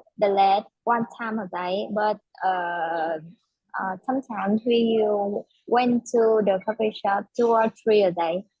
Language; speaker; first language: English; non-native, learner; Vietnamese